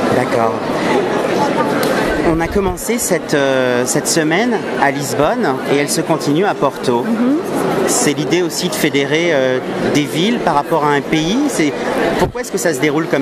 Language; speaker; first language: French; native; French